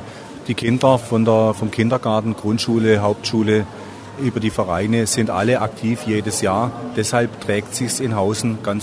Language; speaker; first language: German; native; German